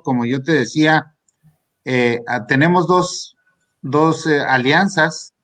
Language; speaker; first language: Spanish; native; Spanish